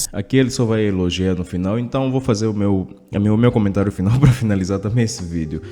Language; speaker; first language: Portuguese; native; Portuguese